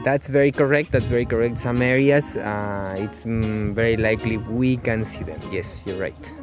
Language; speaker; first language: English; non-native, fluent; Spanish